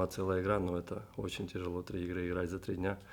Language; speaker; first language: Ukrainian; non-native, local second language; Russian